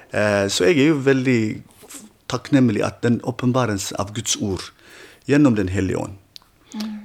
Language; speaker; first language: Norwegian; non-native, fluent; Tigrinya